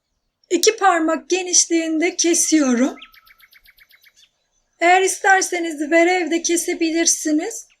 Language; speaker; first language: Turkish; native; Turkish